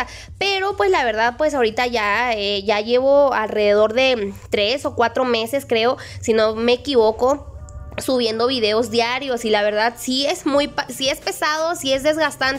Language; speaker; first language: Spanish; native; Spanish